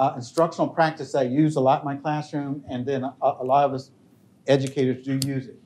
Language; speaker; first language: English; native; English